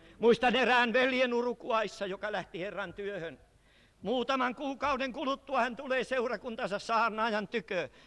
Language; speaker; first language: Finnish; native; Finnish